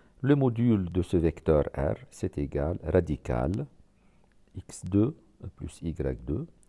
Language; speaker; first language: French; non-native, local second language; Arabic